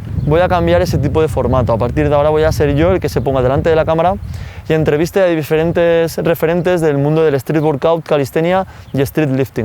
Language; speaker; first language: Spanish; native; Spanish